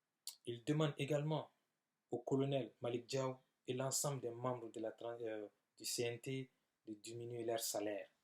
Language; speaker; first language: French; non-native, local second language; Bambara